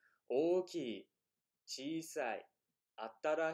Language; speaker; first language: Japanese; non-native, fluent; English